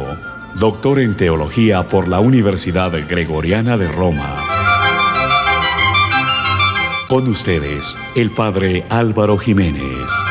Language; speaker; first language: Spanish; native; Spanish